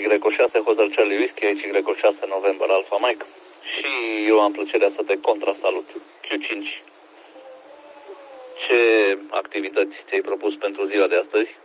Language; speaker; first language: Romanian; native; Romanian